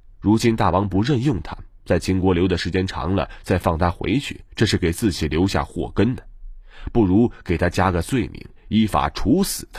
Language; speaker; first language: Chinese; native; Chinese